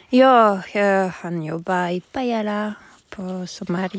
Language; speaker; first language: Swedish; non-native, learner; French